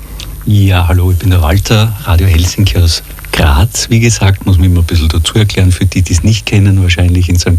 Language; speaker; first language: German; native; German